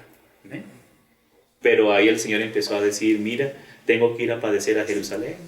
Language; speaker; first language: Spanish; native; Spanish